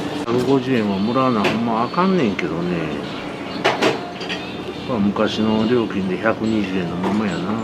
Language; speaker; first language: Japanese; native; Japanese